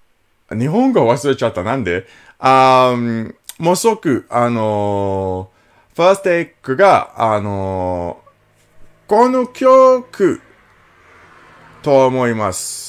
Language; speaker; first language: Japanese; non-native, learner; English